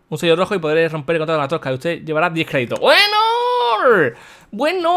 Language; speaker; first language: Spanish; native; Spanish